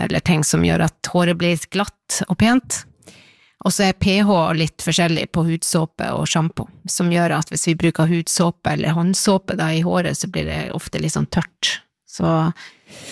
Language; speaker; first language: Norwegian; native; Norwegian